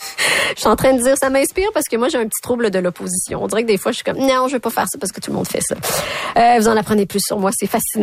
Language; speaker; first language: French; native; French